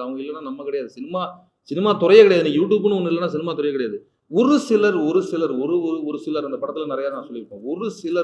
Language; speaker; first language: Tamil; native; Tamil